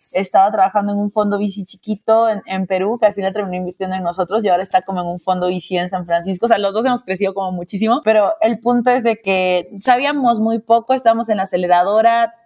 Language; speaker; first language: Spanish; native; Spanish